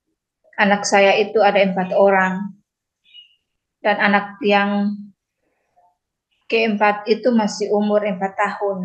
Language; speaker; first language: Indonesian; non-native, local second language; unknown